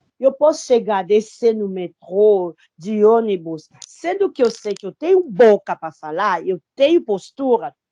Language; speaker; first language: Portuguese; non-native, fluent; Lingala